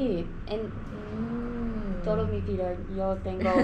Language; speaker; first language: Spanish; non-native, learner; English